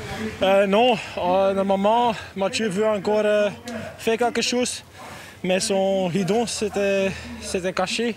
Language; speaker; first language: French; non-native, learner; Dutch